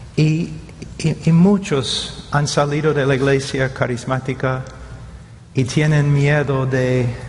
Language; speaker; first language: Spanish; non-native, fluent; English